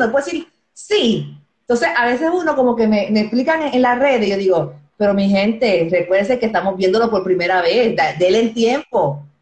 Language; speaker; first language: Spanish; native; Spanish